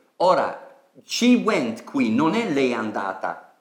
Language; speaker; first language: Italian; non-native, fluent; English